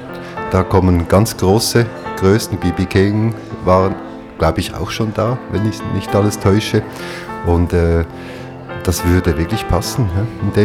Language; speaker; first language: German; native; German